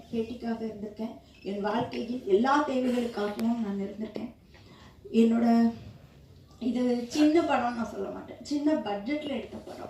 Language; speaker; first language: Tamil; native; Tamil